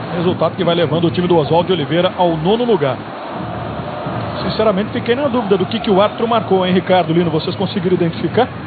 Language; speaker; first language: Portuguese; native; Portuguese